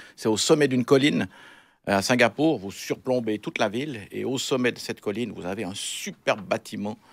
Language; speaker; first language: French; native; French